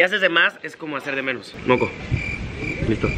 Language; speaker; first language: Spanish; native; Spanish